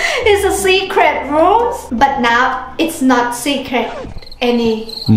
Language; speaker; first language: English; non-native, learner; Thai